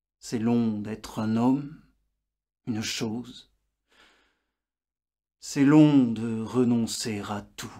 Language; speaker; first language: French; native; French